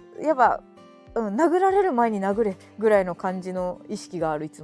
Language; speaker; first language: Japanese; native; Japanese